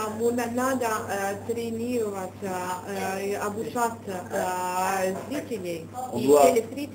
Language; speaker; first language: Russian; non-native, fluent; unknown